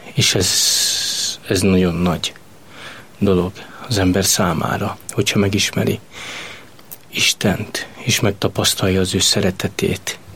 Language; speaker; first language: Hungarian; non-native, local second language; Romany